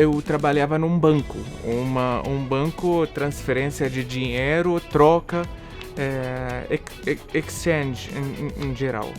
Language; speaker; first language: Portuguese; non-native, learner; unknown